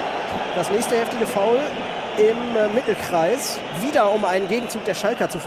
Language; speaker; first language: German; native; German